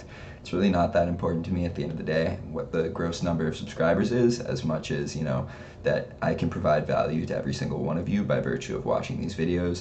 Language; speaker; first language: English; native; English